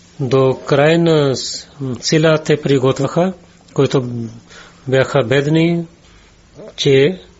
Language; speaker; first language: Bulgarian; non-native, learner; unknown